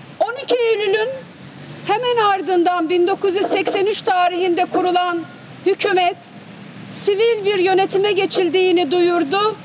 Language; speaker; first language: Turkish; native; Turkish